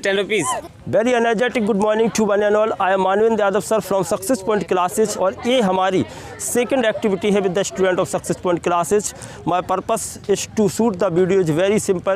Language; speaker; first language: English; non-native, local second language; Hindi